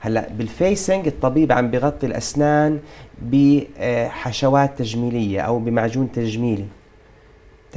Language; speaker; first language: Arabic; native; Arabic